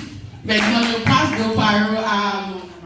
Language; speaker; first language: French; non-native, learner; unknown